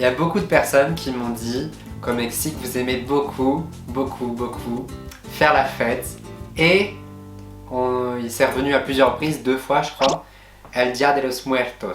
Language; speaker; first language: French; native; French